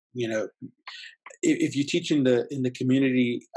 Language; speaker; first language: English; early bilingual, other home language; Spanish